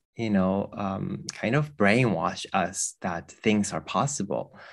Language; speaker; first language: English; non-native, fluent; Japanese